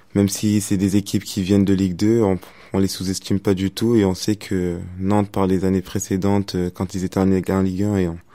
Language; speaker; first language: French; native; French